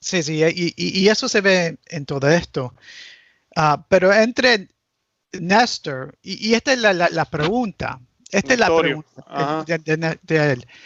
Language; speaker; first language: Spanish; early bilingual, heritage; Spanish